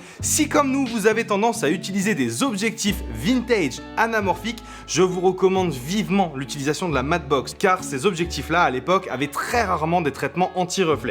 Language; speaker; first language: French; native; French